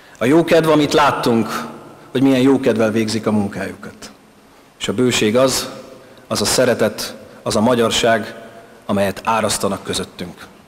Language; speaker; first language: Hungarian; native; Hungarian